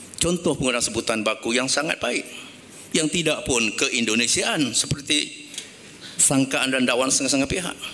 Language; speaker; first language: Malay; native; Malay